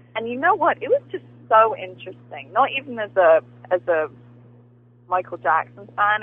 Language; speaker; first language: English; native; English